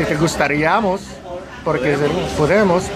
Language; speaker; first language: Spanish; non-native, fluent; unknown